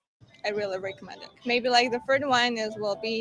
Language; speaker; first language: English; non-native, learner; Ukrainian